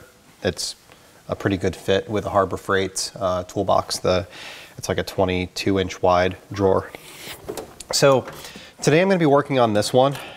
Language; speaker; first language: English; native; English